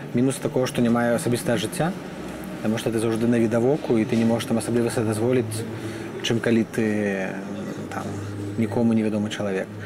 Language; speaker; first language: Belarusian; native; Belarusian